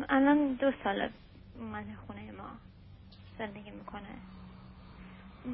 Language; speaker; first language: Persian; early bilingual, heritage; Persian